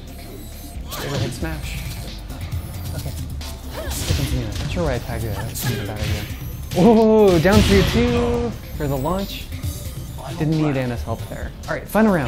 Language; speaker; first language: English; native; English